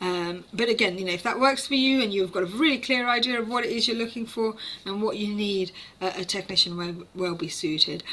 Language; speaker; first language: English; native; English